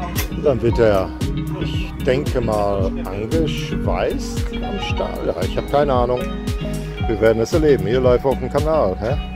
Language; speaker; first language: German; native; German